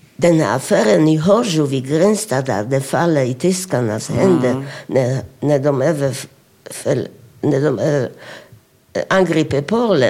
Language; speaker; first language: Swedish; non-native, fluent; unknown